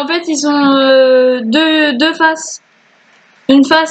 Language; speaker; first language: French; native; French